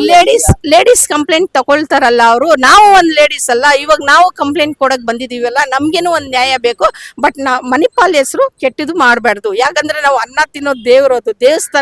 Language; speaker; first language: Kannada; non-native, local second language; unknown